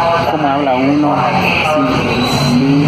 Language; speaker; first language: Spanish; non-native, local second language; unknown